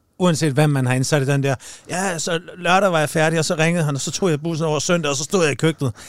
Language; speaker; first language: Danish; native; Danish